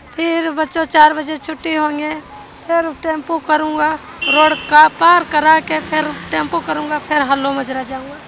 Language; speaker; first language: Hindi; native; Hindi